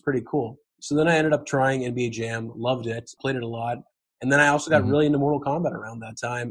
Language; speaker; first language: English; native; English